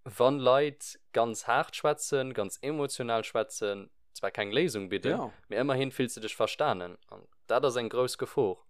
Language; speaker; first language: Luxembourgish; early bilingual, other home language; English